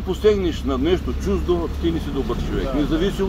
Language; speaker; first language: Russian; non-native, learner; Bulgarian